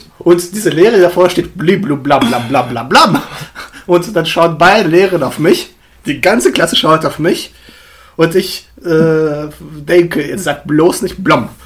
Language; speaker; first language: German; early bilingual, other home language; Russian